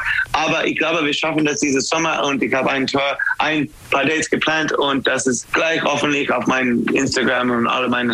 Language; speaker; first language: German; non-native, fluent; English